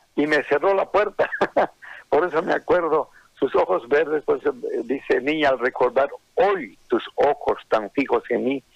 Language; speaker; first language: Spanish; native; Spanish